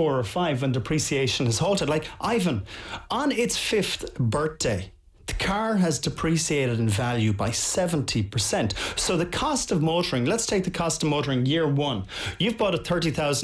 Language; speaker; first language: English; native; English